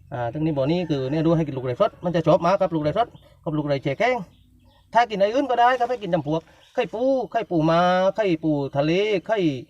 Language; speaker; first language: Thai; native; Thai